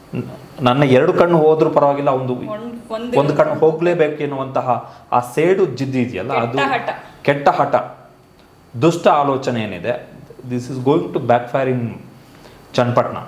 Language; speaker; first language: Kannada; native; Kannada